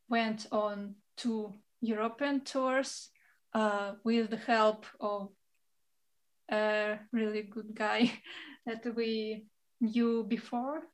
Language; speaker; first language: English; non-native, fluent; Russian